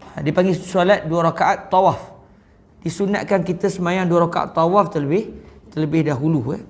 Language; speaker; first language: Malay; native; Malay